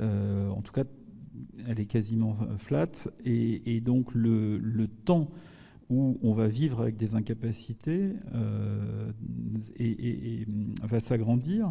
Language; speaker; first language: French; native; French